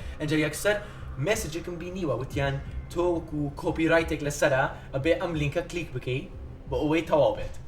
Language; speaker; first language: Central Kurdish; non-native, fluent; English